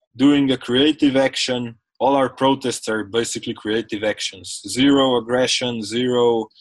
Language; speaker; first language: English; non-native, fluent; Slovenian